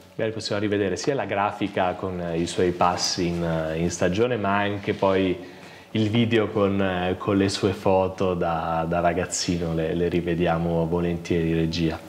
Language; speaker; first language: Italian; native; Italian